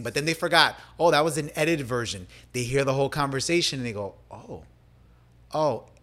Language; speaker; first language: English; early bilingual, other home language; Spanish